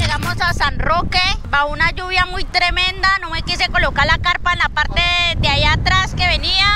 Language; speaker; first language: Spanish; native; Spanish